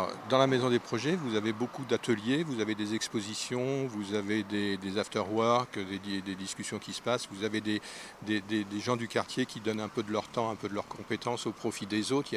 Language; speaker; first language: French; native; French